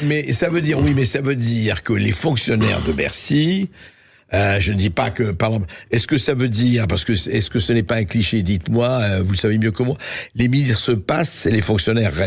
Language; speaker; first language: French; native; French